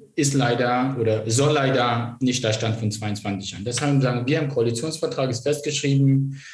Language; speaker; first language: German; non-native, local second language; Kurdish